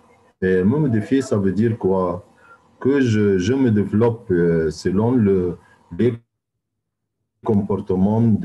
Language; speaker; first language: French; non-native, fluent; Arabic